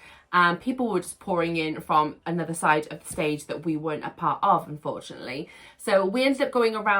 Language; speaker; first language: English; native; English